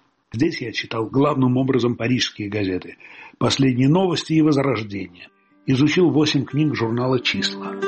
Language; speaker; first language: Russian; native; Russian